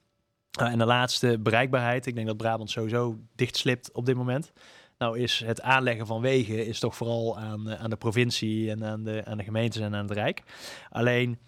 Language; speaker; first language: Dutch; native; Dutch